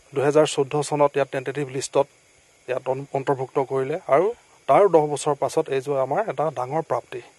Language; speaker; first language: Assamese; native; Assamese